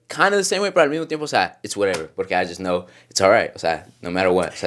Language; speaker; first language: English; early bilingual, other home language; Spanish